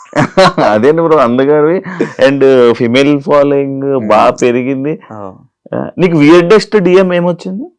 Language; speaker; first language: Telugu; native; Telugu